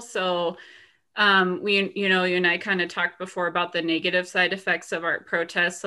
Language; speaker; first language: English; native; English